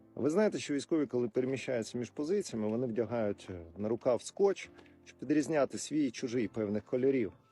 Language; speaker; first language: Ukrainian; non-native, local second language; Russian